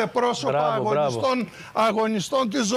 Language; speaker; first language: Greek; native; Greek